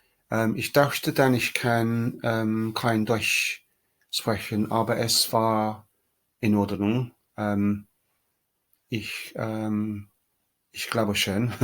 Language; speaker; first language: German; non-native, learner; English